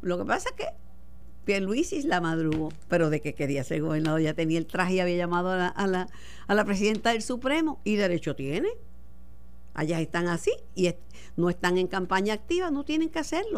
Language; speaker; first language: Spanish; native; Spanish